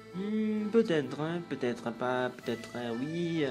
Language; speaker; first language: French; non-native, learner; Spanish